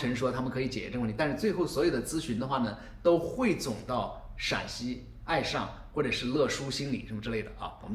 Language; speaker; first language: Chinese; native; Chinese